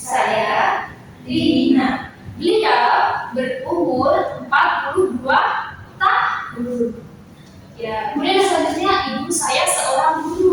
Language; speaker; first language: Indonesian; native; Indonesian